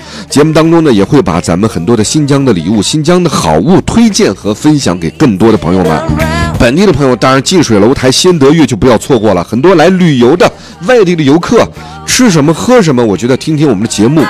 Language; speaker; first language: Chinese; native; Chinese